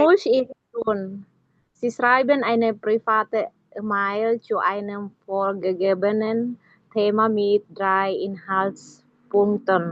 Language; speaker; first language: German; non-native, learner; Indonesian